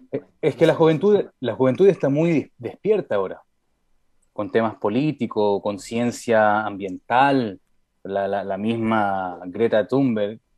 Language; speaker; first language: Spanish; early bilingual, heritage; Spanish